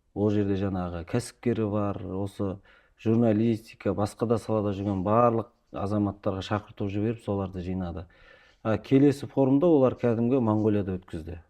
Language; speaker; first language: Kazakh; early bilingual, heritage; Kazakh